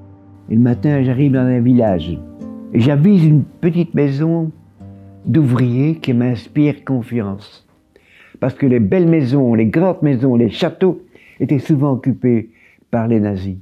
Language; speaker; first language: French; native; French